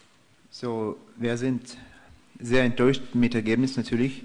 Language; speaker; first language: German; non-native, fluent; Russian